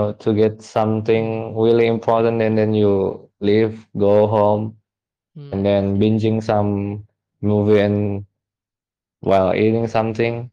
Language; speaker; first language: English; non-native, fluent; Indonesian